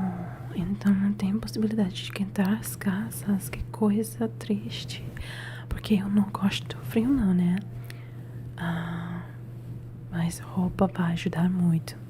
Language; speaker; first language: Portuguese; non-native, learner; Italian